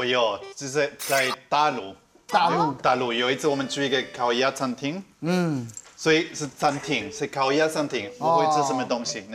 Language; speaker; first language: Chinese; non-native, fluent; Spanish